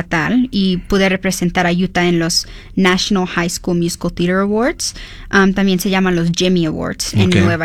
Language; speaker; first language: Spanish; early bilingual, heritage; Spanish